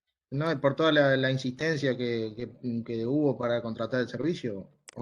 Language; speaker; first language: Spanish; native; Spanish